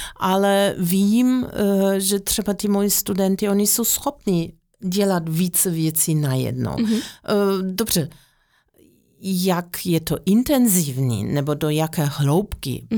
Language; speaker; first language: Czech; non-native, fluent; German